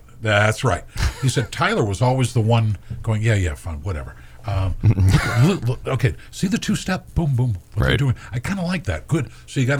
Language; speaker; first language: English; native; English